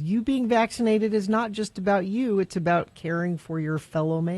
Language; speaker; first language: English; native; English